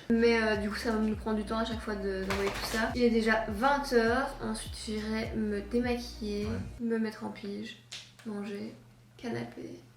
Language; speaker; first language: French; native; French